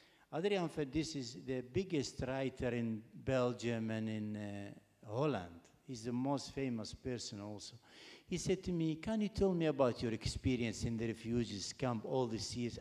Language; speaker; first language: English; non-native, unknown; Arabic